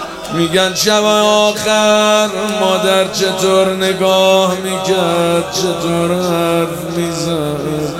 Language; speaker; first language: Persian; native; Persian